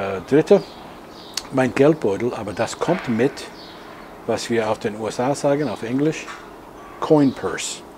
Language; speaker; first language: German; non-native, learner; English